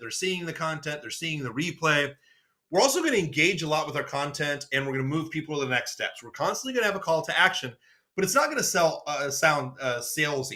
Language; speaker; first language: English; native; English